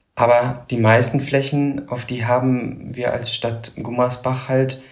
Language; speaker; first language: German; native; German